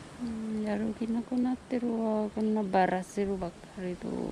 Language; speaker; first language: Japanese; non-native, learner; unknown